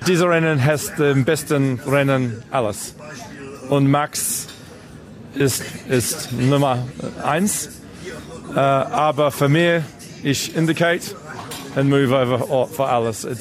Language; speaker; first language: German; non-native, learner; English